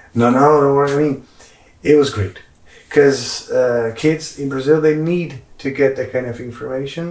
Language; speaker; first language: English; non-native, fluent; Portuguese